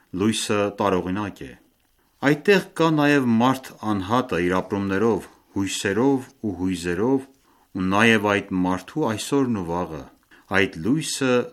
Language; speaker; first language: Armenian; early bilingual, heritage; Armenian